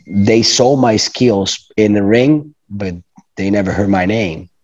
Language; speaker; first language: English; non-native, fluent; Italian